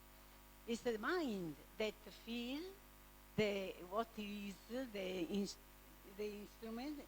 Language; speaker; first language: English; non-native, learner; Italian